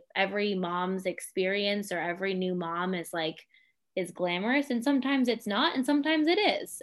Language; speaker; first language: English; native; English